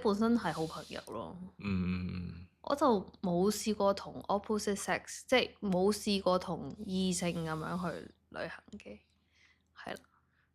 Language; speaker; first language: Cantonese; native; Cantonese